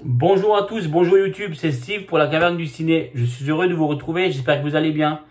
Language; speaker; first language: French; native; French